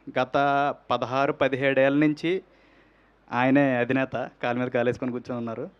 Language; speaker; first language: Telugu; native; Telugu